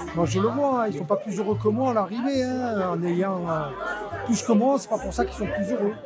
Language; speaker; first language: French; native; French